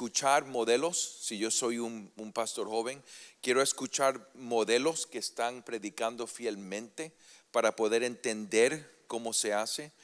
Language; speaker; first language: Spanish; early bilingual, heritage; Spanish